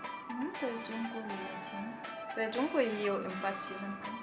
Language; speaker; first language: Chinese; non-native, learner; Russian